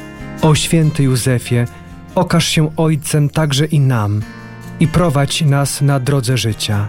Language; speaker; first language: Polish; native; Polish